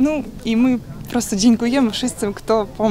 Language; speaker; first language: Polish; non-native, learner; Ukrainian